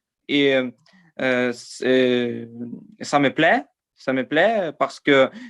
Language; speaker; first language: French; non-native, learner; Ukrainian